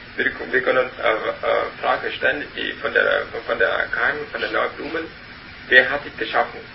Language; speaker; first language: German; non-native, learner; Vietnamese